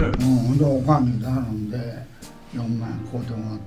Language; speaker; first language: Japanese; native; Japanese